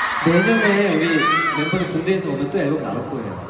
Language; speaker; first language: Korean; native; Korean